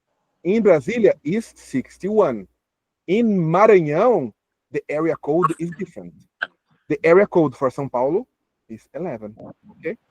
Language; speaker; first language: English; non-native, fluent; Portuguese